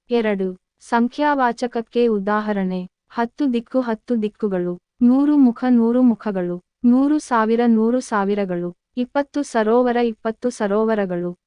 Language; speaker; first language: Kannada; native; Kannada